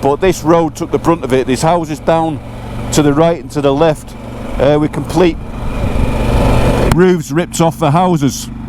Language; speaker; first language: English; native; English